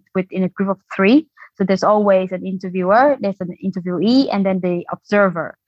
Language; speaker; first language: English; non-native, fluent; Vietnamese